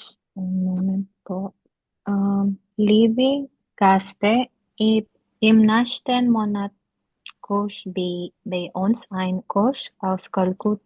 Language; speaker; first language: German; non-native, learner; Filipino